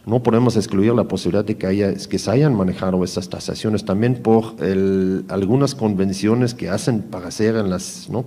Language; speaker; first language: Spanish; native; Spanish